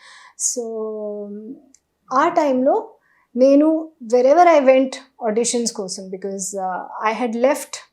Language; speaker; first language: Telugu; non-native, fluent; Hindi